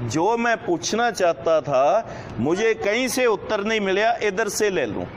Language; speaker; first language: Hindi; non-native, local second language; Punjabi